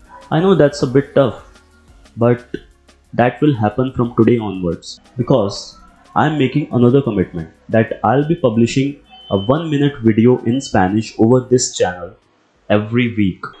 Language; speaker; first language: English; non-native, local second language; Hindi